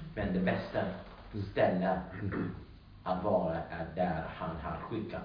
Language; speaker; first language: Swedish; non-native, learner; English